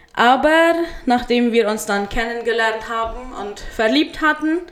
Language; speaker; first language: German; early bilingual, heritage; Spanish